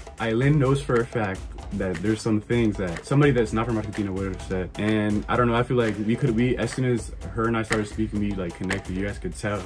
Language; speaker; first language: English; native; English